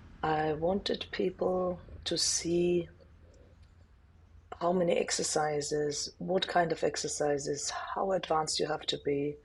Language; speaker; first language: English; non-native, fluent; German